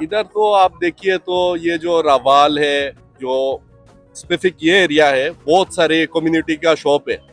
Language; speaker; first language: Hindi; non-native, local second language; Bangla